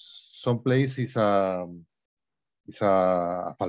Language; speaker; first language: English; non-native, learner; Spanish